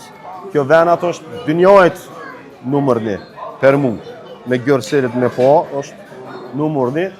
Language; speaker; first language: Albanian; early bilingual, heritage; Turkish